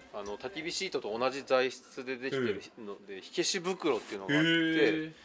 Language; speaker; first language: Japanese; native; Japanese